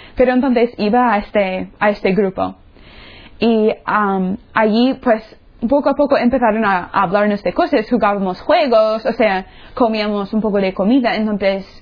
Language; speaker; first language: Spanish; non-native, fluent; English